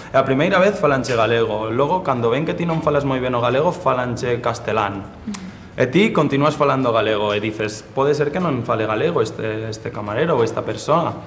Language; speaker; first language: Galician; non-native, fluent; Catalan